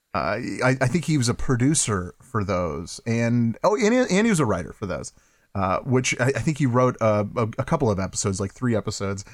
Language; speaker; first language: English; native; English